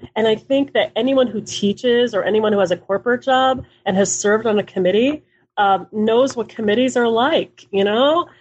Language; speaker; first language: English; early bilingual, other home language; Hebrew